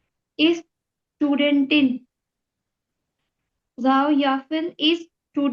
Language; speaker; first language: English; non-native, learner; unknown